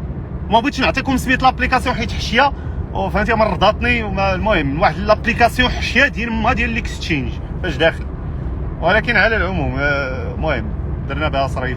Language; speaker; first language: Arabic; native; Arabic